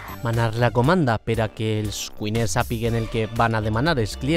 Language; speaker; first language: Catalan; native; Catalan